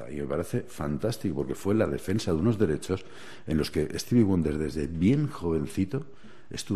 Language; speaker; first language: Spanish; native; Spanish